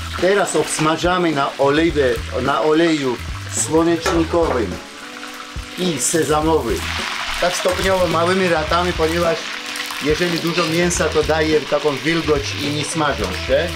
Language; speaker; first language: Polish; non-native, fluent; Georgian